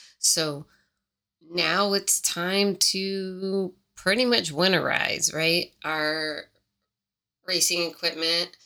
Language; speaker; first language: English; native; English